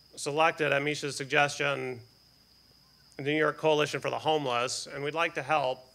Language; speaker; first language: English; native; English